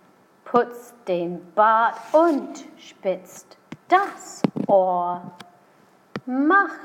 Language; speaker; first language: German; non-native, fluent; English